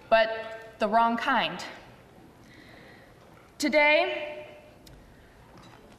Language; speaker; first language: English; native; English